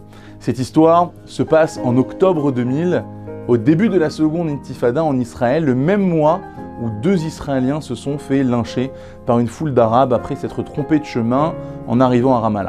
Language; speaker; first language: French; native; French